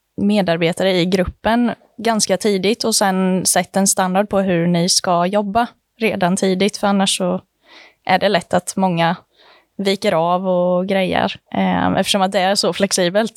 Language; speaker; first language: Swedish; native; Swedish